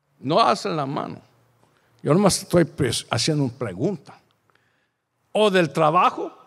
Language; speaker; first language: Spanish; early bilingual, heritage; Spanish